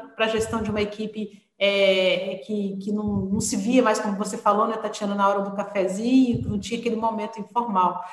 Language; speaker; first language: Portuguese; native; Portuguese